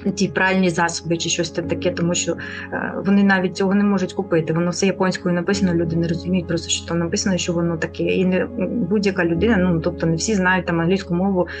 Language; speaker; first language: Ukrainian; non-native, local second language; Russian